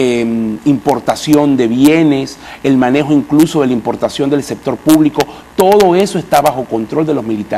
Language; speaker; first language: Spanish; native; Spanish